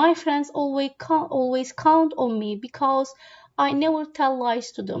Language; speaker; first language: English; non-native, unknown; Turkish